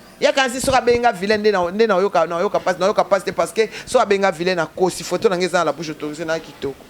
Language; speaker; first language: Lingala; native; Lingala